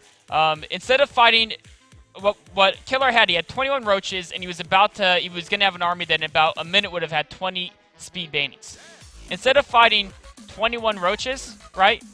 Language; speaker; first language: English; native; English